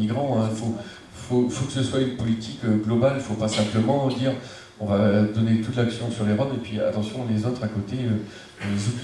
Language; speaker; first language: French; native; French